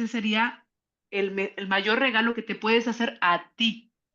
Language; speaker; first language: Spanish; native; Spanish